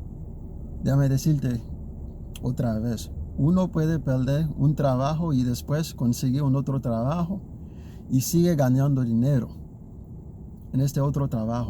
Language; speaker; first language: Spanish; non-native, learner; Haitian Creole